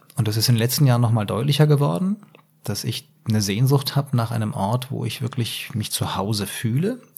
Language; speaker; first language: German; native; German